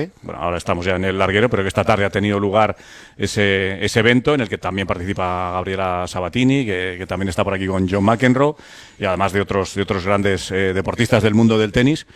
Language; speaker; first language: Spanish; native; Spanish